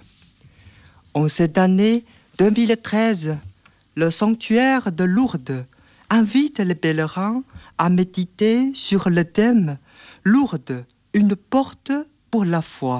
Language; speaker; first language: French; non-native, fluent; Chinese